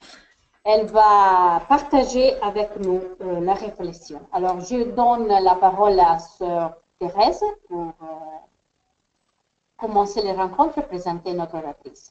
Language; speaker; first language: French; non-native, fluent; Spanish